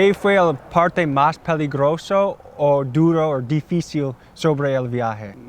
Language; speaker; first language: Spanish; non-native, learner; English